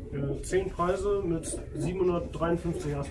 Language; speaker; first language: German; native; German